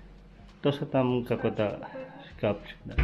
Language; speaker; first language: Russian; non-native, learner; Filipino